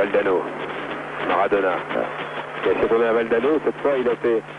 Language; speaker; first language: French; native; French